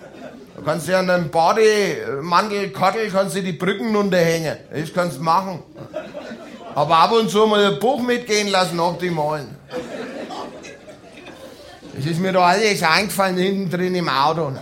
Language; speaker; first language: German; native; German